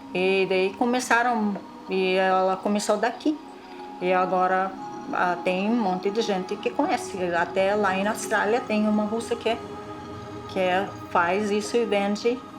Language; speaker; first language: Portuguese; non-native, local second language; Russian